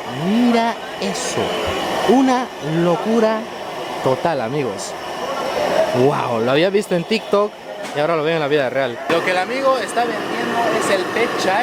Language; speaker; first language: Spanish; native; Spanish